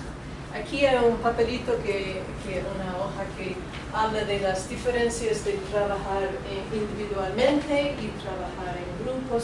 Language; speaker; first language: Spanish; non-native, fluent; English